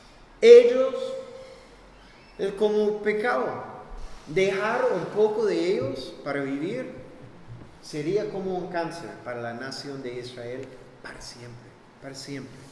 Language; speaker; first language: Spanish; non-native, fluent; English